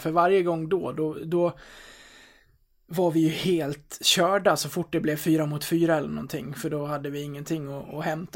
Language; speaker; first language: Swedish; native; Swedish